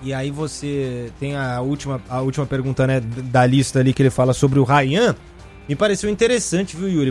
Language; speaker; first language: Portuguese; native; Portuguese